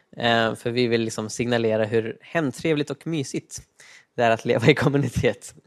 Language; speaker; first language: Swedish; native; Swedish